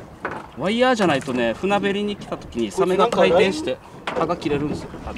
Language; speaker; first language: Japanese; native; Japanese